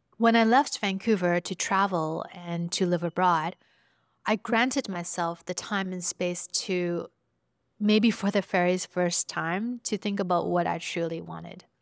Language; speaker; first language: English; early bilingual, other home language; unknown